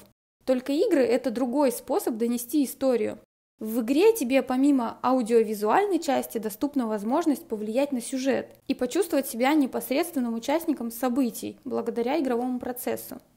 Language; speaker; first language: Russian; native; Russian